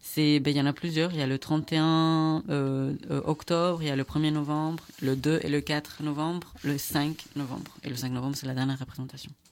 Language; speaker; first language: French; non-native, fluent; Spanish